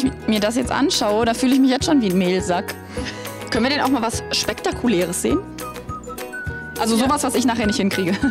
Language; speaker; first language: German; native; German